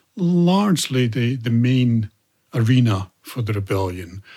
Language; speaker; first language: English; native; English